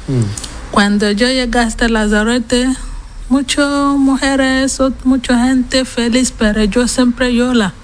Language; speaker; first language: Spanish; non-native, learner; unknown